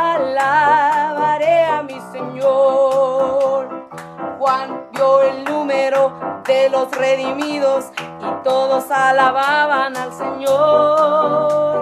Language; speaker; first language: Spanish; native; Spanish